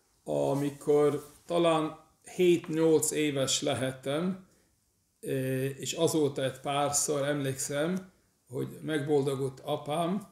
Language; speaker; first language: Hungarian; early bilingual, heritage; English